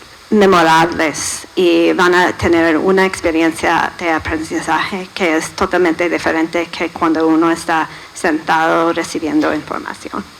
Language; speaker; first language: Spanish; non-native, fluent; English